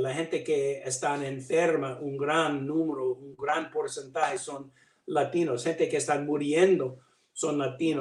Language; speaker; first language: Spanish; non-native, learner; English